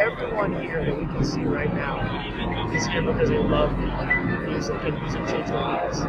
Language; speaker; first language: English; native; English